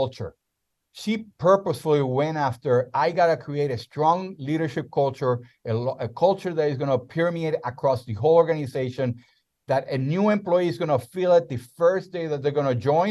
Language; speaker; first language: English; non-native, fluent; Spanish